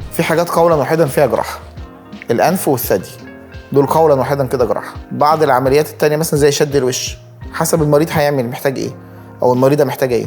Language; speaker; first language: Arabic; native; Arabic